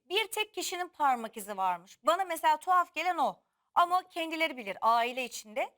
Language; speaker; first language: Turkish; native; Turkish